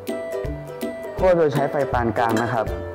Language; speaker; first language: Thai; native; Thai